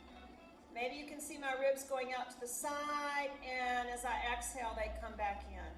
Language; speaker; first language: English; native; English